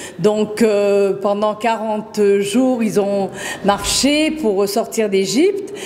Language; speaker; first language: French; native; French